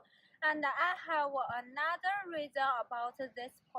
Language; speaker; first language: English; non-native, learner; Chinese